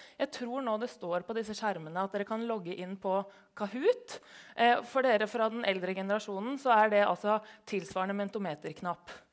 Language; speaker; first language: Norwegian; native; Norwegian